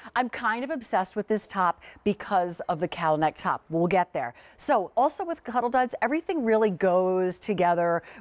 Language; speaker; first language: English; native; English